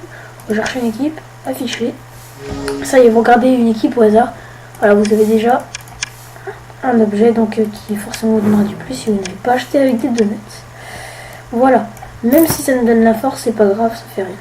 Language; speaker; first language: French; native; French